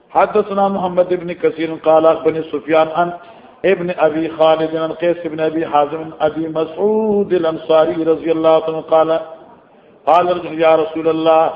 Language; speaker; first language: Urdu; non-native, local second language; Northern Hindko